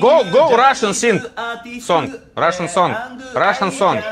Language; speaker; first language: English; non-native, learner; Russian